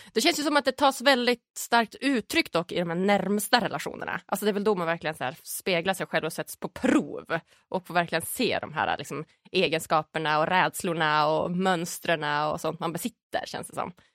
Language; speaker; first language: Swedish; native; Swedish